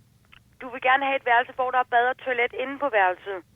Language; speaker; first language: Danish; native; Danish